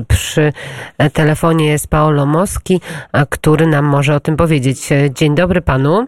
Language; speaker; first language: Polish; native; Polish